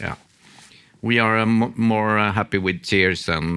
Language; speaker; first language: English; non-native, fluent; Norwegian